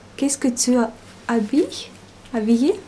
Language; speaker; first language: French; non-native, learner; Russian